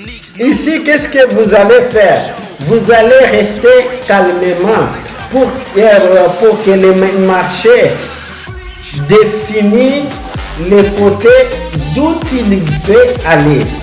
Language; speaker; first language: French; non-native, fluent; Portuguese